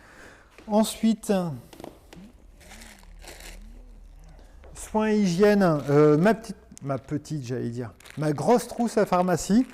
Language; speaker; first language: French; native; French